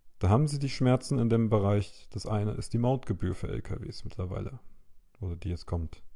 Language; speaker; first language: German; native; German